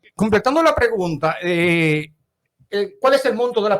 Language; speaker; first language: Spanish; native; Spanish